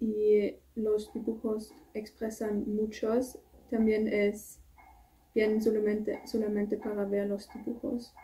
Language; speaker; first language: Spanish; non-native, learner; German